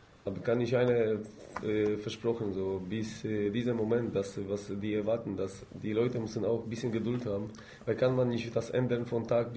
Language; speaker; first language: German; non-native, fluent; Polish